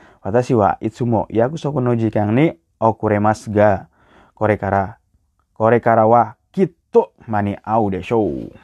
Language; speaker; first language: Japanese; non-native, learner; Indonesian